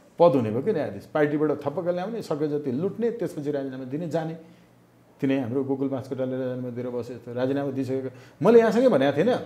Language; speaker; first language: Nepali; native; Nepali